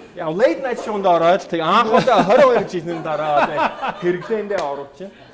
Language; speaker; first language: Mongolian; non-native, fluent; English